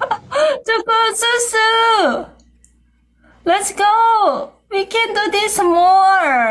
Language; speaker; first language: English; non-native, learner; Korean